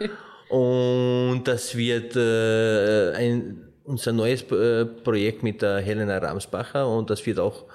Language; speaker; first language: German; non-native, fluent; Slovenian